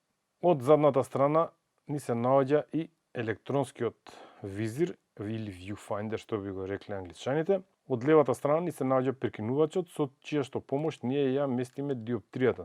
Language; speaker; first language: Macedonian; native; Macedonian